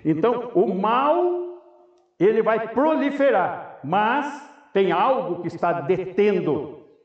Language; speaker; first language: Portuguese; native; Portuguese